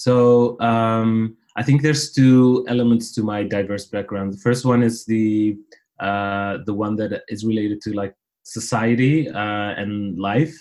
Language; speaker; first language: English; non-native, fluent; Riffian